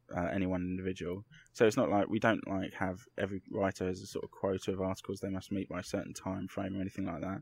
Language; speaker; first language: English; native; English